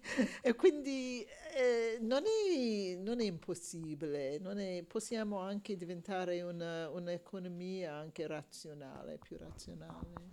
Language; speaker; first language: Italian; non-native, learner; English